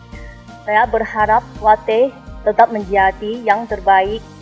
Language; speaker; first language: Indonesian; non-native, learner; Chinese